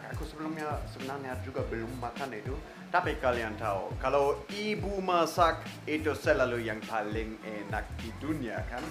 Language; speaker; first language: Indonesian; non-native, fluent; German